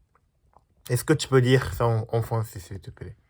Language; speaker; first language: French; non-native, learner; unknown